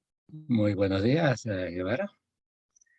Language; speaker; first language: Spanish; native; Spanish